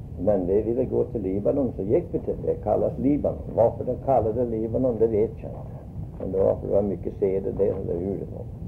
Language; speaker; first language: Swedish; early bilingual, heritage; Swedish